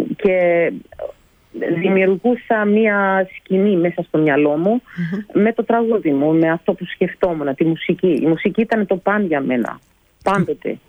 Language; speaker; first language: Greek; early bilingual, heritage; Greek